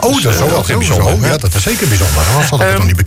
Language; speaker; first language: Dutch; native; Dutch